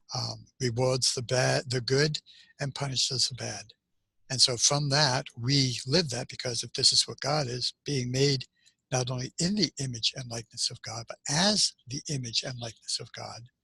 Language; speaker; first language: English; native; English